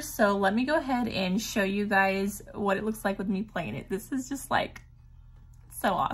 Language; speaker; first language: English; native; English